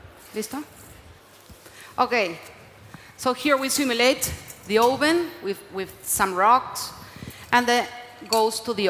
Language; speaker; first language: English; non-native, learner; Spanish